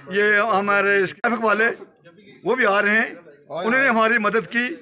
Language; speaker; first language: Hindi; native; Hindi